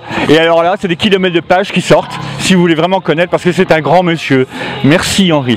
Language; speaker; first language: French; native; French